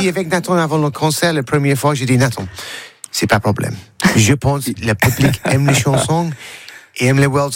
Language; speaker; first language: French; non-native, learner; English